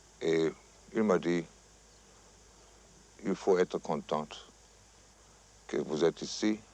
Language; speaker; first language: French; non-native, fluent; German